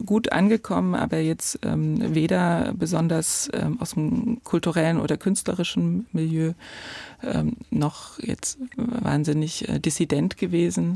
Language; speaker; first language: German; native; German